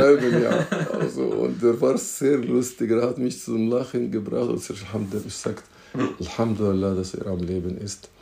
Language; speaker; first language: German; non-native, fluent; Arabic